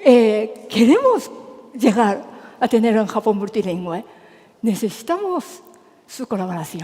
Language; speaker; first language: Spanish; non-native, fluent; Japanese